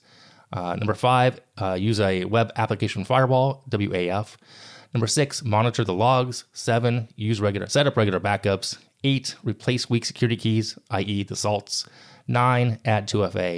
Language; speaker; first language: English; native; English